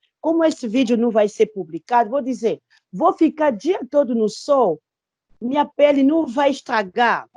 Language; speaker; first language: Portuguese; non-native, fluent; Lingala